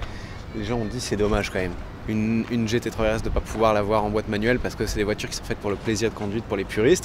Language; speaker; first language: French; native; French